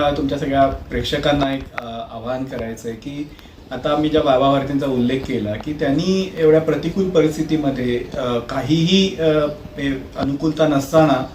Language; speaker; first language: Marathi; native; Marathi